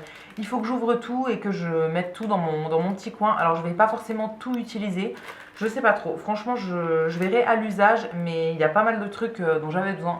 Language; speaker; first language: French; native; French